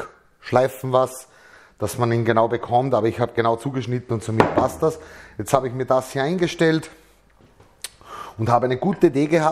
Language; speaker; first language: German; native; German